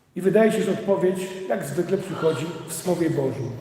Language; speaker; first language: Polish; native; Polish